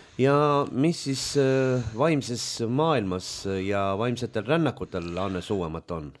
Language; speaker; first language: Estonian; native; Estonian